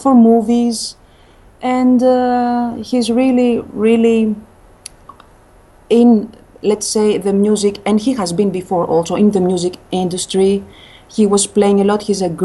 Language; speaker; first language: English; non-native, fluent; Greek